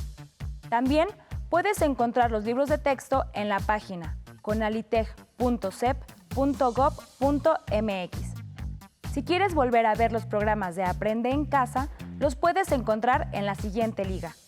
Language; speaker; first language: Spanish; native; Spanish